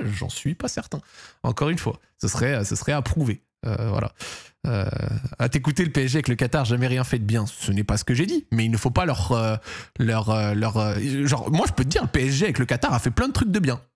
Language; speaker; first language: French; native; French